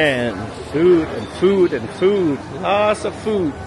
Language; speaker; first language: English; early bilingual, heritage; Vietnamese